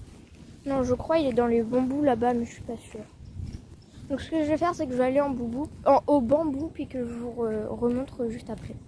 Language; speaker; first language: French; native; French